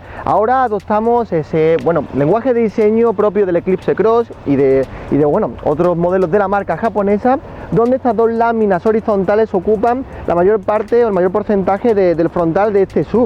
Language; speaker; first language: Spanish; native; Spanish